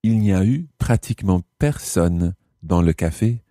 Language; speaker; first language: French; non-native, fluent; English